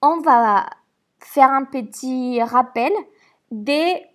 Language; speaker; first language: French; non-native, fluent; Spanish